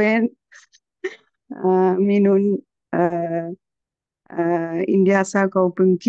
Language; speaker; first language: Finnish; non-native, learner; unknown